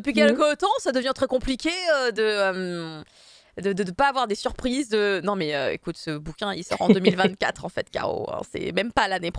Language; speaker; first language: French; native; French